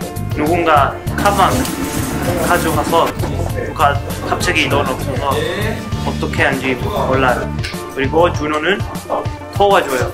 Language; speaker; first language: Korean; non-native, learner; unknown